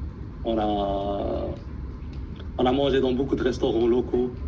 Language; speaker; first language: French; early bilingual, heritage; Arabic